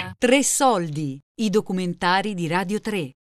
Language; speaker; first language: Italian; native; Italian